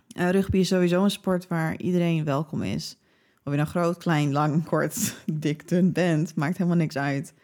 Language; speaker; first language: Dutch; early bilingual, other home language; English